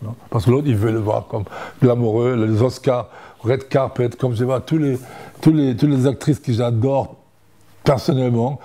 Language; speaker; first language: French; non-native, fluent; German